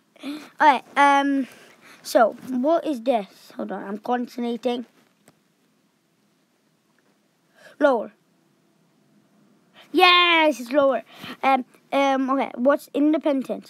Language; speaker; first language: English; native; English